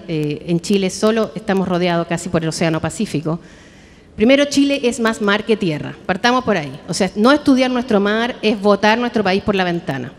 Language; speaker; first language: Spanish; native; Spanish